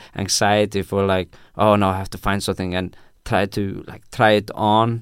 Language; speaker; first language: English; non-native, fluent; Icelandic